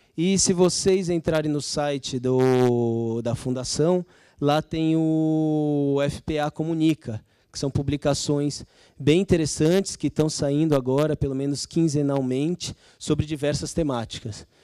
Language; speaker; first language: Portuguese; native; Portuguese